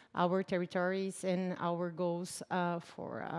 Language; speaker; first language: English; non-native, fluent; Portuguese